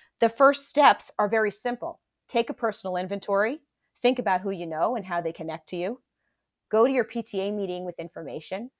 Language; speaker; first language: English; native; English